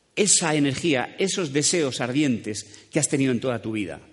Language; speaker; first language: Spanish; native; Spanish